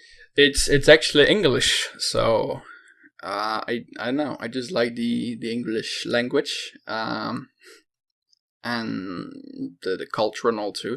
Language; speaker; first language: English; non-native, fluent; Dutch